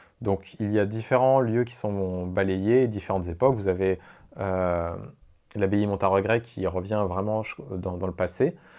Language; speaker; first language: French; native; French